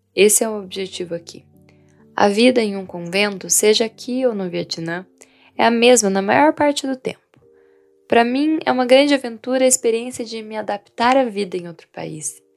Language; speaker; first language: Portuguese; non-native, fluent; Vietnamese